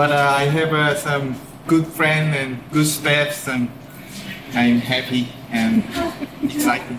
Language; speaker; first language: English; non-native, learner; Korean